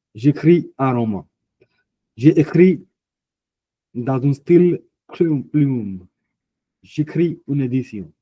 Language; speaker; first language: French; non-native, fluent; Punjabi